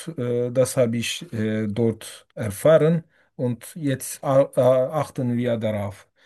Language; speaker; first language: German; non-native, learner; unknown